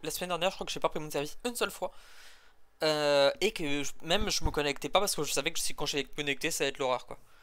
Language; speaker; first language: French; native; French